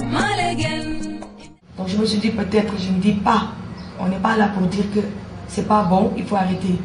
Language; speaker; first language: French; non-native, local second language; Jola-Fonyi